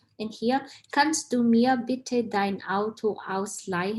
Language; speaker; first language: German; non-native, fluent; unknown